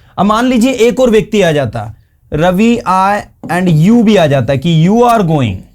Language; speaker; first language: Hindi; native; Hindi